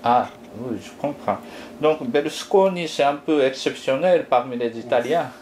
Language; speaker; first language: French; non-native, fluent; Japanese